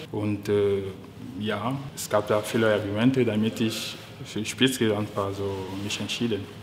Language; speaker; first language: German; non-native, fluent; French